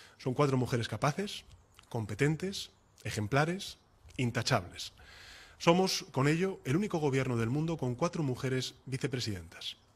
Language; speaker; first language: Spanish; native; Spanish